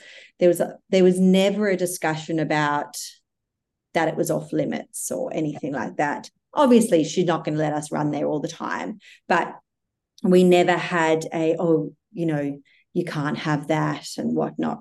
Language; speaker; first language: English; native; English